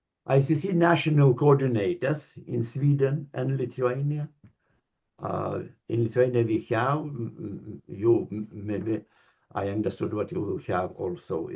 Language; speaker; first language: English; non-native, learner; Lithuanian